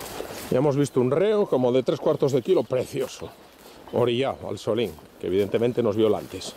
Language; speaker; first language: Spanish; native; Spanish